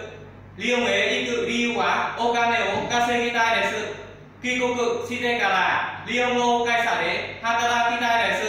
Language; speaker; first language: Japanese; non-native, learner; Vietnamese